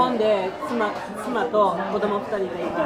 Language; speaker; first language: Japanese; non-native, fluent; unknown